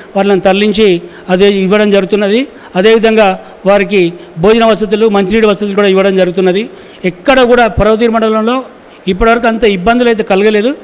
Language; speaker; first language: Telugu; native; Telugu